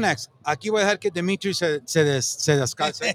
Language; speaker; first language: Spanish; native; Spanish